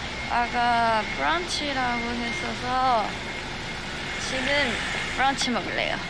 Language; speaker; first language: Korean; non-native, fluent; Chinese